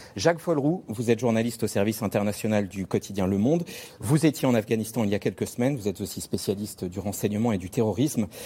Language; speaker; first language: French; native; French